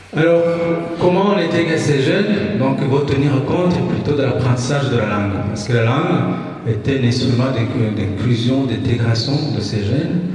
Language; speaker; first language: French; non-native, local second language; Kinyarwanda